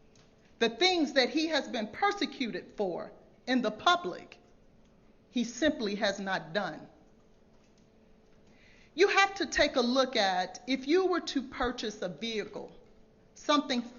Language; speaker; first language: English; native; English